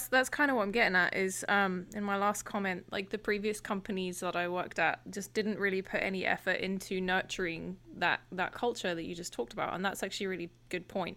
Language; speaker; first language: English; native; English